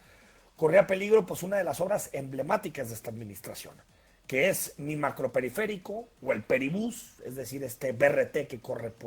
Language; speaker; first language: Spanish; native; Spanish